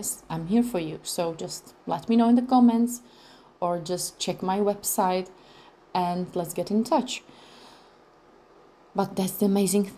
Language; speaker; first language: English; non-native, fluent; Czech